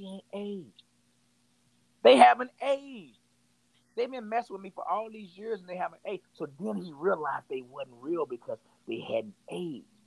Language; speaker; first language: English; native; English